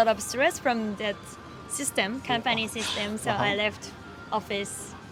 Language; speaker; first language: English; non-native, learner; Japanese